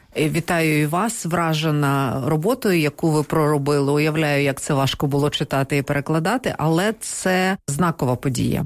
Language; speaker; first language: Ukrainian; non-native, local second language; Russian